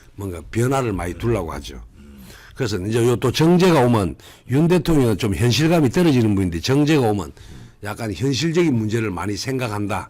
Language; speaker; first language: Korean; native; Korean